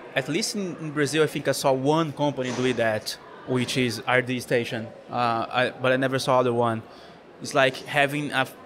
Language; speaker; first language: English; non-native, fluent; Portuguese